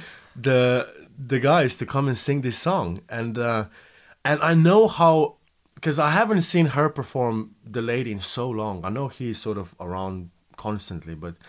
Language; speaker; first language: English; non-native, fluent; Slovenian